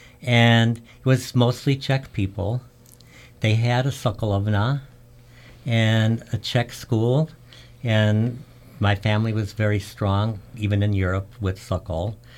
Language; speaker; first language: English; early bilingual, other home language; Czech